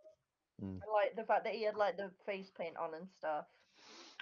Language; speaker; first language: English; native; English